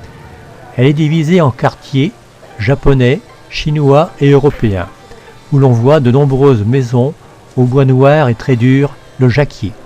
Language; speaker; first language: French; native; French